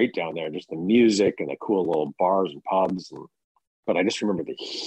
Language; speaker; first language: English; native; English